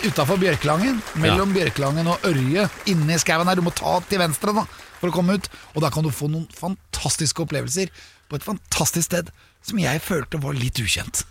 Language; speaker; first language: Norwegian; native; Norwegian